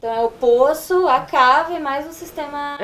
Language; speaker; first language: Portuguese; native; Portuguese